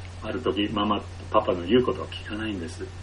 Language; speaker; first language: Japanese; non-native, fluent; English